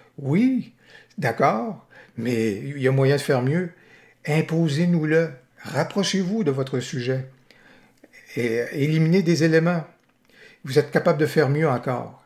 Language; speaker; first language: French; native; French